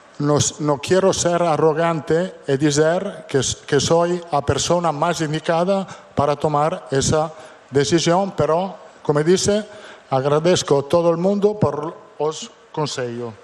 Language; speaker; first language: Portuguese; non-native, fluent; Italian